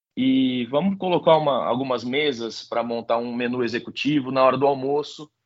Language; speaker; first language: Portuguese; native; Portuguese